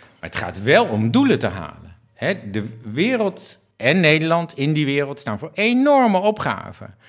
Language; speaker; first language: Dutch; native; Dutch